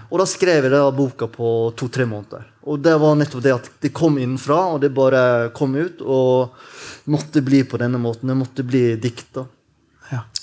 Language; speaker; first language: Norwegian; native; Norwegian